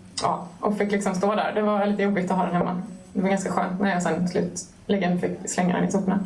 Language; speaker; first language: Swedish; native; Swedish